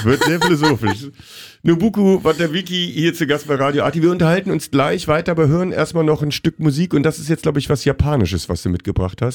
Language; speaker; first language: German; native; German